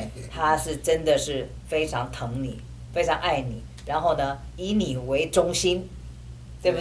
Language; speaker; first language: Chinese; native; Chinese